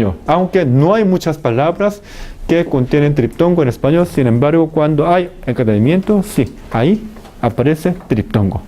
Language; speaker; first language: Spanish; non-native, fluent; Korean